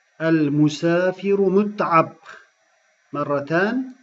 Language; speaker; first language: Arabic; non-native, fluent; Turkish